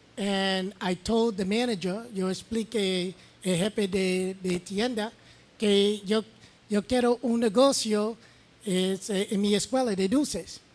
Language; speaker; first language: Spanish; non-native, learner; English